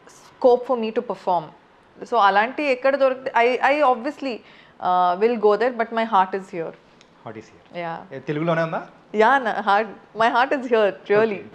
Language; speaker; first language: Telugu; non-native, fluent; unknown